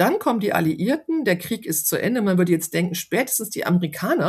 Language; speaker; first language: German; native; German